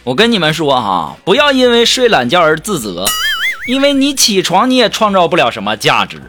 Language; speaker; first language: Chinese; native; Chinese